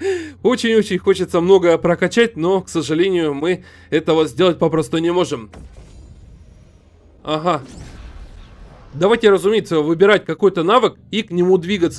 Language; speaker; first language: Russian; native; Russian